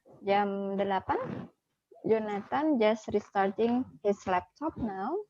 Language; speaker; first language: English; non-native, fluent; Indonesian